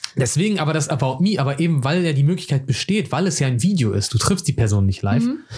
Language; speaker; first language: German; early bilingual, other home language; Turkish